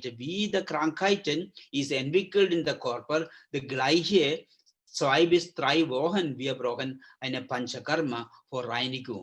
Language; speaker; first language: German; non-native, learner; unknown